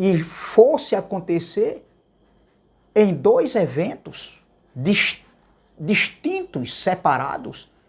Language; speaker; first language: Portuguese; native; Portuguese